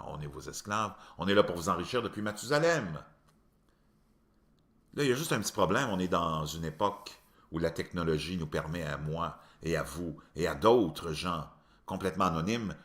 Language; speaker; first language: French; native; French